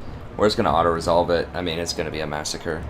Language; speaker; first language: English; native; English